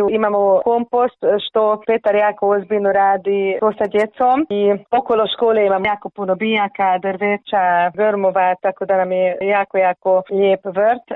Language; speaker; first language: Croatian; early bilingual, heritage; Croatian